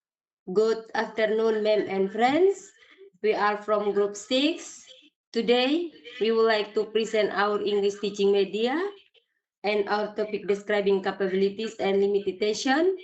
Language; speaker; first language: English; non-native, learner; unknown